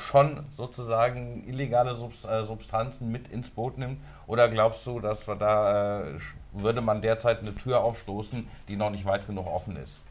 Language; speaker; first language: German; native; German